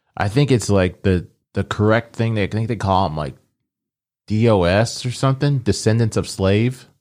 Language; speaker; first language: English; early bilingual, other home language; Yoruba